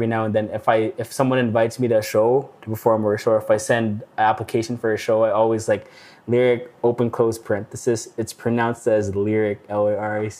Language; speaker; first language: English; non-native, local second language; Filipino